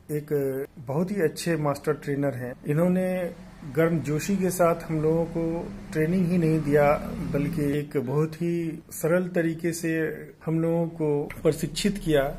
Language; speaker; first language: Hindi; native; Hindi